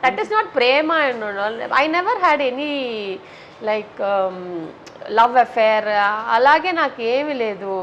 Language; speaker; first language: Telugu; non-native, local second language; Tamil